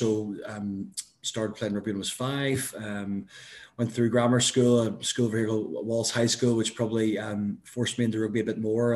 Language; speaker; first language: English; native; English